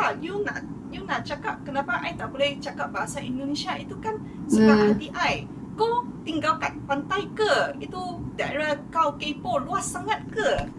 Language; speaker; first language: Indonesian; non-native, fluent; Chinese